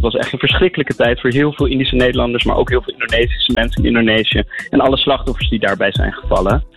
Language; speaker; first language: Dutch; native; Dutch